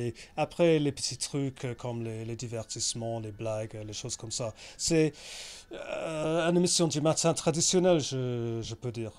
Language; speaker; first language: French; non-native, fluent; English